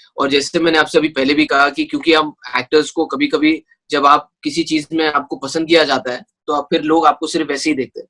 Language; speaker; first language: Hindi; non-native, local second language; Kashmiri